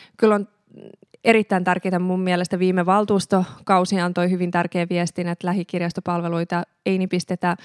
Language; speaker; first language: Finnish; early bilingual, other home language; Persian